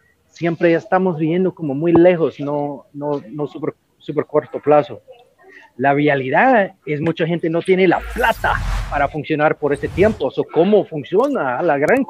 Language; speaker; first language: Spanish; non-native, learner; English